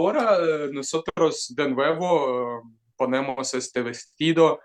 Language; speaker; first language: Spanish; non-native, fluent; Ukrainian